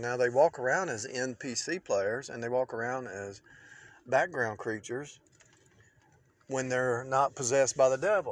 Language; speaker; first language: English; native; English